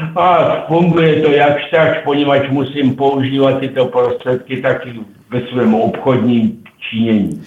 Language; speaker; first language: Czech; native; Czech